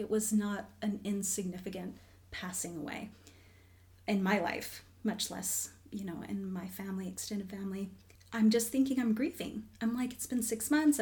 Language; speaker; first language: English; native; English